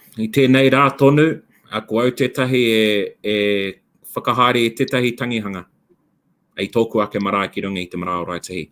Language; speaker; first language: Māori; non-native, local second language; English